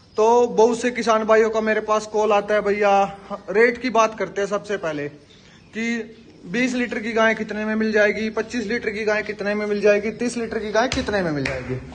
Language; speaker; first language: Hindi; native; Hindi